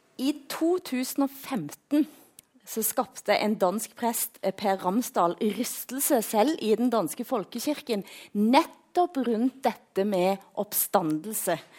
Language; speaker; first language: Norwegian; native; Norwegian